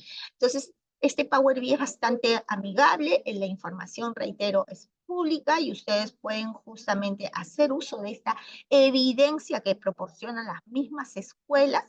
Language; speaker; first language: Spanish; native; Spanish